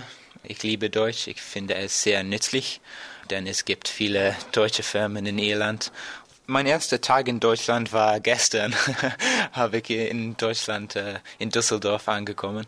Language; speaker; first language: German; non-native, learner; English